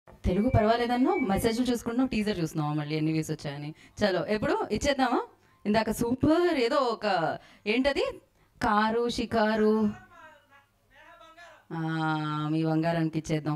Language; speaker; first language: Telugu; native; Telugu